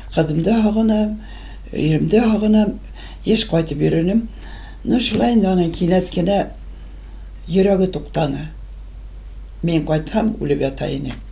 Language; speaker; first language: Tatar; non-native, local second language; Bashkir